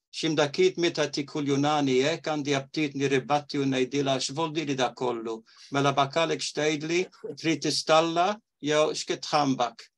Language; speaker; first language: Maltese; early bilingual, heritage; Maltese